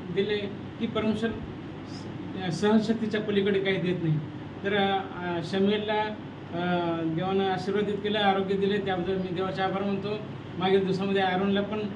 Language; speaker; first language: Marathi; native; Marathi